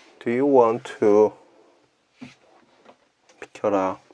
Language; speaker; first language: English; non-native, learner; Korean